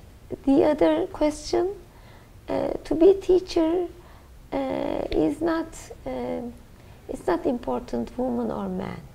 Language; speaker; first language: English; non-native, learner; Turkish